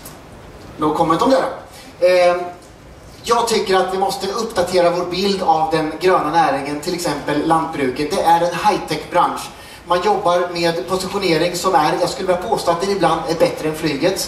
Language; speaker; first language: Swedish; native; Swedish